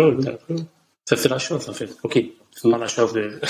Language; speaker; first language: French; non-native, learner; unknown